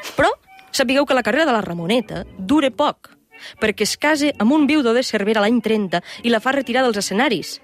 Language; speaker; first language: Catalan; native; Catalan